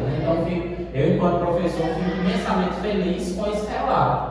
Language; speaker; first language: Portuguese; native; Portuguese